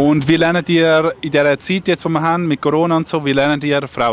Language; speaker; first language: German; native; German